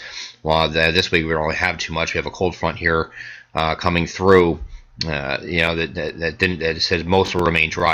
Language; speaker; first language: English; native; English